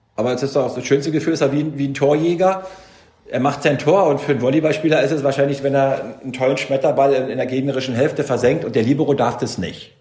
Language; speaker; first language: German; native; German